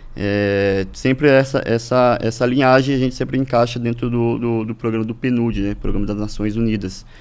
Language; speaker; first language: Portuguese; native; Portuguese